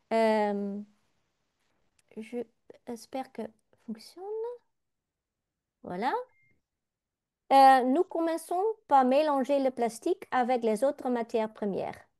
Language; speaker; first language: French; non-native, learner; Dutch